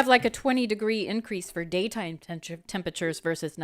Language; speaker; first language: English; native; English